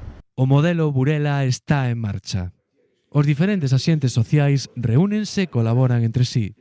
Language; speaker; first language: Galician; native; Galician